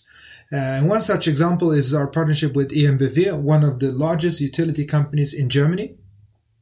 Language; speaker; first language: English; non-native, fluent; Swedish